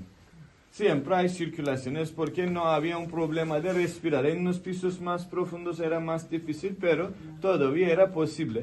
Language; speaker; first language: Spanish; non-native, fluent; Turkish